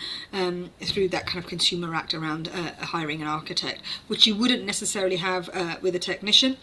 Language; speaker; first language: English; native; English